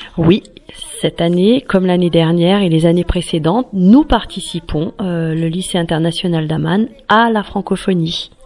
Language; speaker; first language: French; native; French